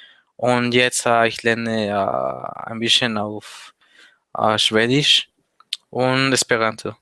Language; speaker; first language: German; non-native, learner; Spanish